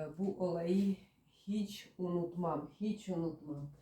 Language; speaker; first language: Turkish; non-native, learner; Russian